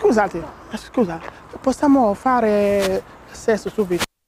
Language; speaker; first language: Italian; non-native, learner; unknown